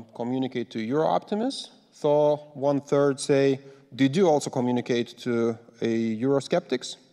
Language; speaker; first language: English; non-native, fluent; Lithuanian